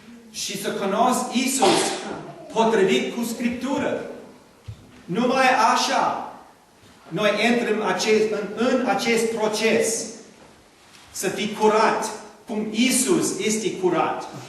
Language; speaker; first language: Romanian; non-native, learner; English